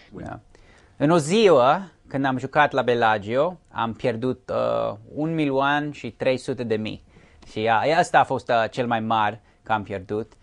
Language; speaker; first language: Romanian; early bilingual, heritage; Romanian